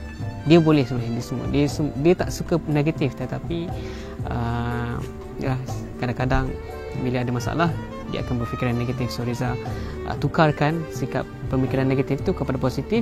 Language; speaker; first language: Malay; native; Malay